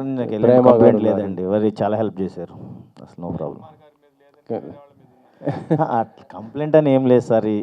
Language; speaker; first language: Telugu; native; Telugu